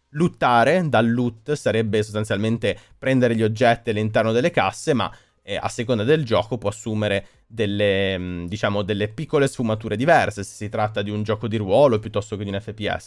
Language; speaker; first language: Italian; native; Italian